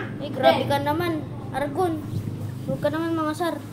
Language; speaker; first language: Filipino; native; Filipino